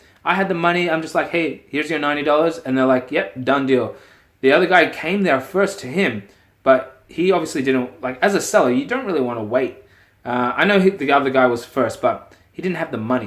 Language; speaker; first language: English; native; English